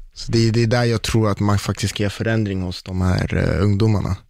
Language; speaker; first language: Swedish; early bilingual, other home language; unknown